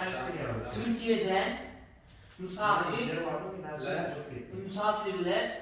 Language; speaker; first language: Turkish; non-native, learner; Uzbek